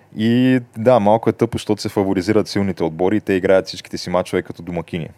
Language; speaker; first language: Bulgarian; native; Bulgarian